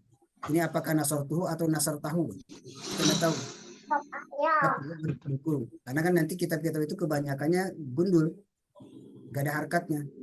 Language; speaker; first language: Indonesian; native; Indonesian